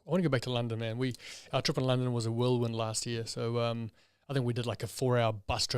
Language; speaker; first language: English; native; English